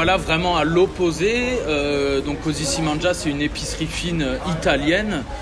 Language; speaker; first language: French; early bilingual, other home language; Italian